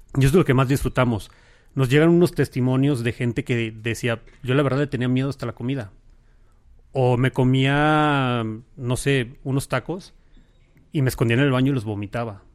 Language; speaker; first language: Spanish; native; Spanish